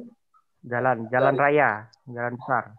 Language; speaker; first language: Indonesian; native; Indonesian